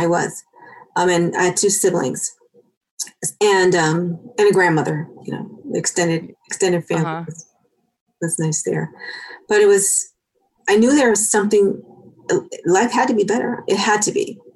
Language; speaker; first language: English; native; English